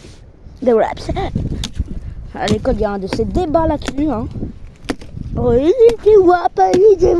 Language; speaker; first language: French; native; French